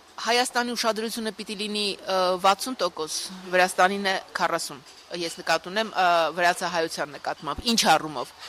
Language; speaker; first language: Armenian; native; Armenian